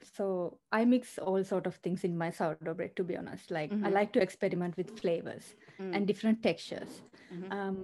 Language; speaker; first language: English; non-native, local second language; Sinhala